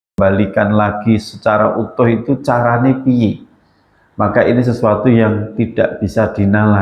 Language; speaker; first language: Indonesian; non-native, local second language; Javanese